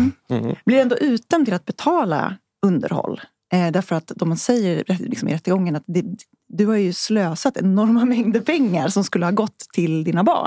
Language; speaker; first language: Swedish; native; Swedish